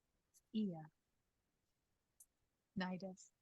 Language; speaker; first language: Japanese; non-native, learner; English